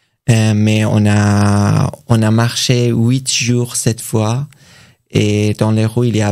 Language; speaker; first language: French; non-native, learner; Persian